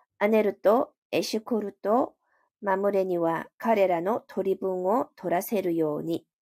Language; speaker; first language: Japanese; non-native, fluent; Korean